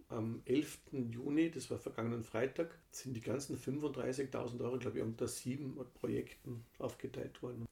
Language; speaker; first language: German; native; German